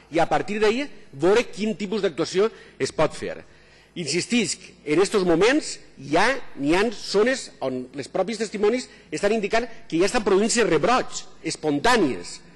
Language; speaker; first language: Catalan; native; Catalan